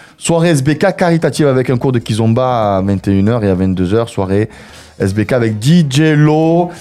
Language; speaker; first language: French; native; French